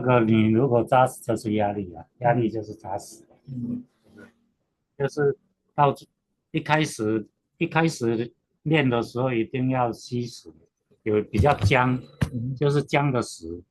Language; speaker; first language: Chinese; native; Chinese